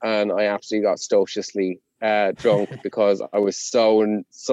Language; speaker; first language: English; non-native, local second language; Irish